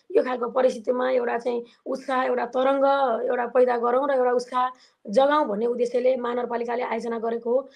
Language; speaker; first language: Nepali; native; Nepali